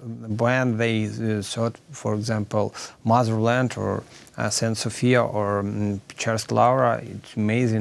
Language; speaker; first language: English; non-native, learner; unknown